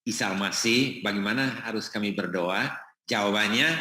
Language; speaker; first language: Indonesian; non-native, fluent; English